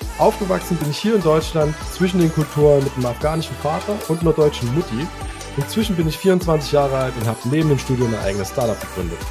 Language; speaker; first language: German; native; German